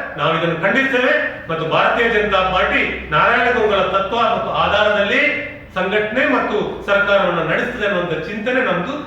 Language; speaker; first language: Kannada; native; Kannada